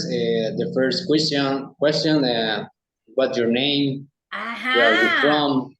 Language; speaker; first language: English; non-native, learner; Spanish